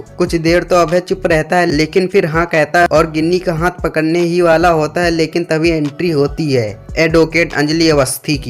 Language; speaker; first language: Hindi; native; Hindi